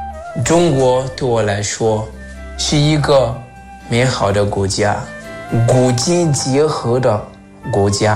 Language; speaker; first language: Chinese; non-native, fluent; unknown